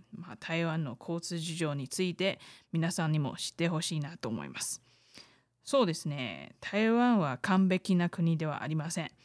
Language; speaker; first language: Japanese; non-native, fluent; Chinese